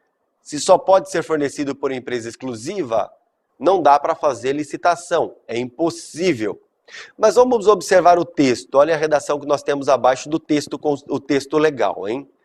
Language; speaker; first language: Portuguese; native; Portuguese